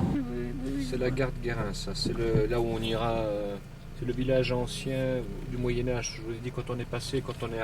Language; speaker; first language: French; native; French